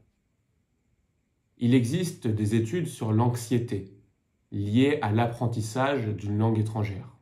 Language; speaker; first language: French; native; French